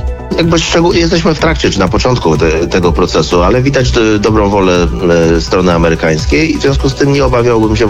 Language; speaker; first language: Polish; native; Polish